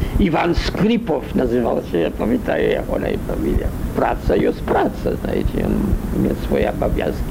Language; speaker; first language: Belarusian; non-native, learner; French